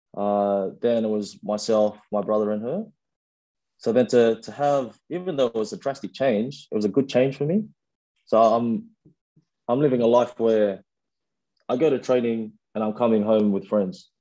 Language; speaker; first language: English; early bilingual, other home language; Fijian